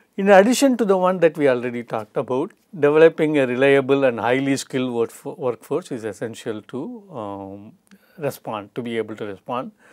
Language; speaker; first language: English; non-native, local second language; Tamil